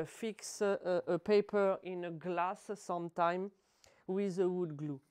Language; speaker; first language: English; non-native, learner; French